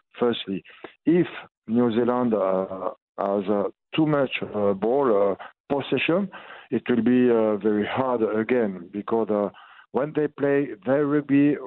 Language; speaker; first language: English; non-native, learner; French